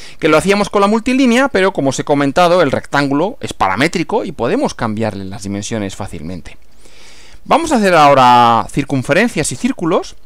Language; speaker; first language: Spanish; native; Spanish